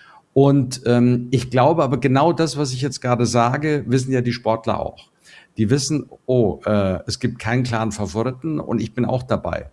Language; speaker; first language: German; native; German